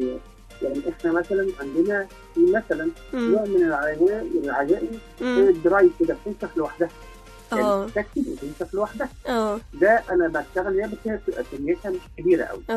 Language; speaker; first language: Arabic; native; Arabic